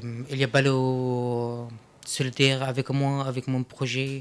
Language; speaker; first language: French; non-native, learner; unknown